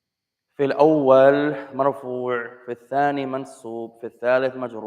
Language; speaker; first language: Arabic; non-native, fluent; English